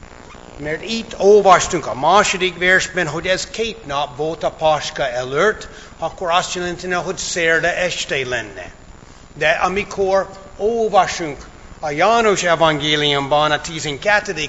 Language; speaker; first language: Hungarian; non-native, fluent; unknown